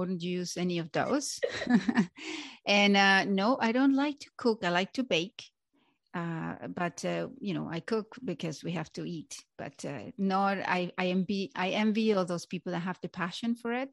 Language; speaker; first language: English; non-native, fluent; Spanish